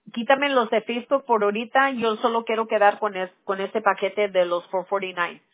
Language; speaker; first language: Spanish; early bilingual, other home language; English